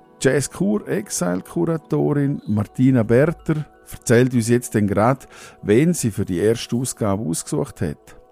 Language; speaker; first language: German; native; German